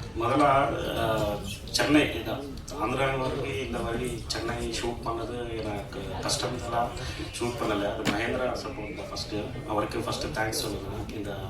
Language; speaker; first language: Tamil; non-native, learner; Telugu